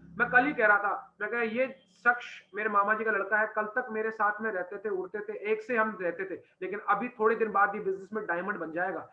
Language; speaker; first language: Hindi; native; Hindi